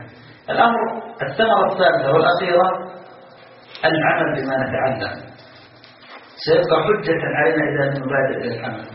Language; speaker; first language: Arabic; native; Arabic